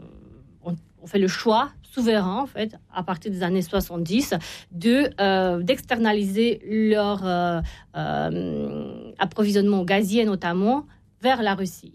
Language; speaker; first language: French; non-native, fluent; Romanian